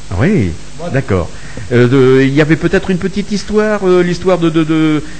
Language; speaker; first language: French; native; French